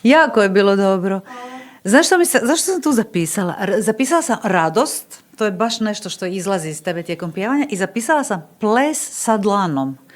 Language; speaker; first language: Bosnian; native; Bosnian